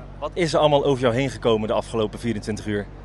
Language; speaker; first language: Dutch; native; Dutch